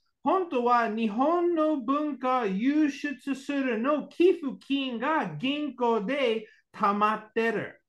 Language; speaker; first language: Japanese; non-native, learner; English